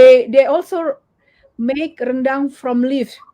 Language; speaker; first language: English; non-native, learner; Indonesian